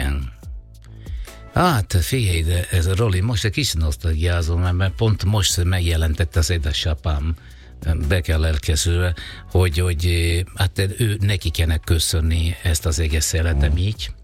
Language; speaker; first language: Hungarian; non-native, learner; Italian